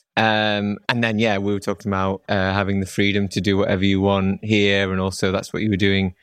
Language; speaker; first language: English; native; English